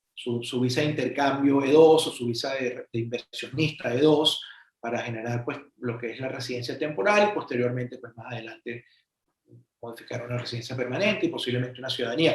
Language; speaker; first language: Spanish; native; Spanish